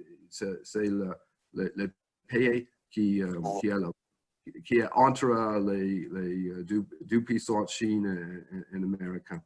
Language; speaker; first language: French; non-native, fluent; English